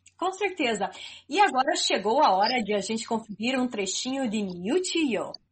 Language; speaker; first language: Portuguese; native; Portuguese